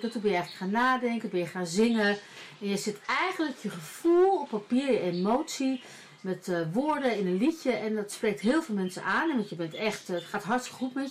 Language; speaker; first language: Dutch; native; Dutch